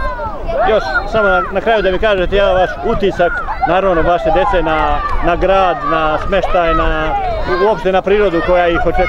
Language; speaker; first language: Serbian; native; Serbian